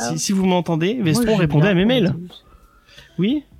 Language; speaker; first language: French; early bilingual, other home language; English